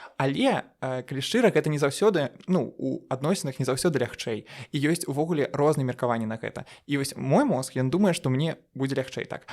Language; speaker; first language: Belarusian; non-native, local second language; Russian